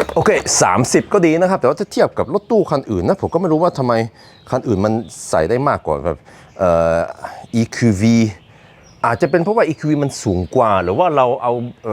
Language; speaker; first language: Thai; non-native, fluent; Norwegian